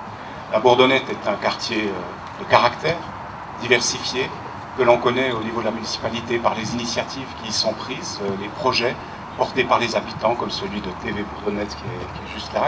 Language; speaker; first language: French; native; French